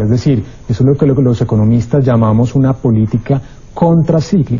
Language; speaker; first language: Spanish; native; Spanish